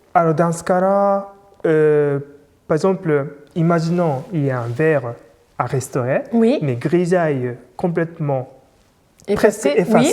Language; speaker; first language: French; non-native, fluent; Japanese